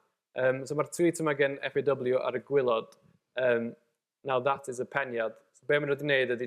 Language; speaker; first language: Welsh; native; Welsh